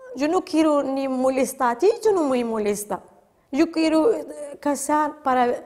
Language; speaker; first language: Spanish; non-native, fluent; Arabic